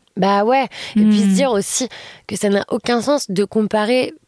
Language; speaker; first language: French; native; French